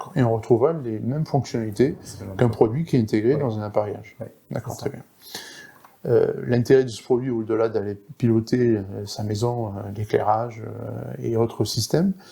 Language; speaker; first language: French; native; French